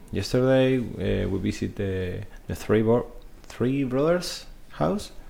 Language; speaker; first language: English; non-native, learner; Spanish